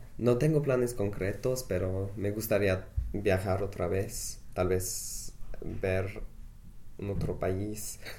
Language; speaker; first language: Spanish; non-native, fluent; English